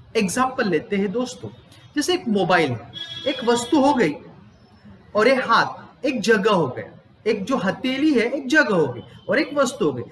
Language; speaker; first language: Hindi; non-native, local second language; Gujarati